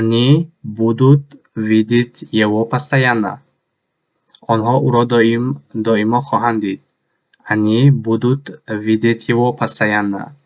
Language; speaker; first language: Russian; non-native, fluent; Tajik